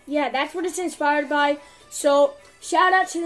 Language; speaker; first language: English; native; English